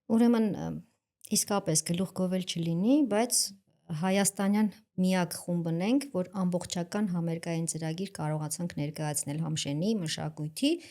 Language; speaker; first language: Armenian; native; Armenian